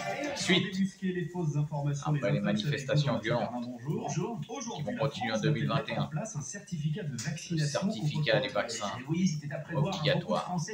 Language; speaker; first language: French; native; French